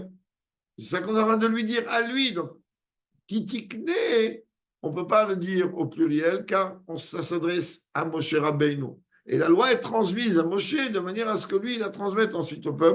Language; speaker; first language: French; native; French